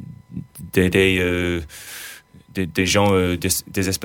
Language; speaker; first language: French; non-native, fluent; English